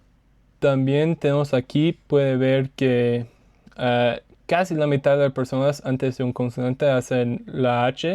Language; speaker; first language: Spanish; non-native, learner; English